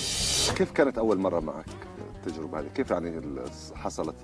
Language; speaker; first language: Arabic; native; Arabic